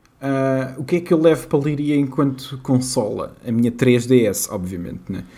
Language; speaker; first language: Portuguese; native; Portuguese